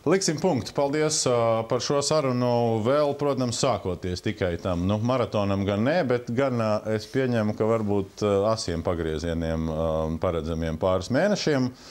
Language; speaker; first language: Latvian; native; Latvian